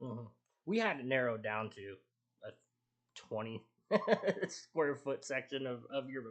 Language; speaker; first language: English; native; English